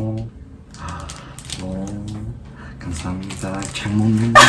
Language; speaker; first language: Korean; non-native, learner; English